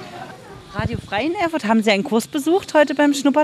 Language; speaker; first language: German; native; German